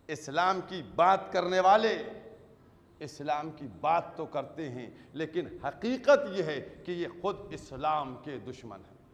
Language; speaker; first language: Urdu; native; Urdu